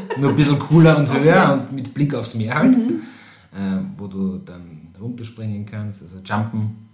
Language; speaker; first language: German; native; German